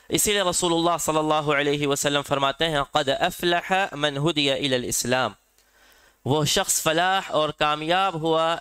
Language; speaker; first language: Urdu; native; Urdu